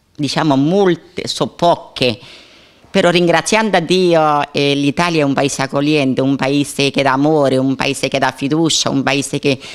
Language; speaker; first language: Italian; non-native, fluent; Spanish